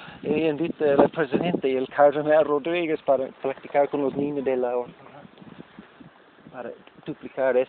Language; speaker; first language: Spanish; non-native, learner; English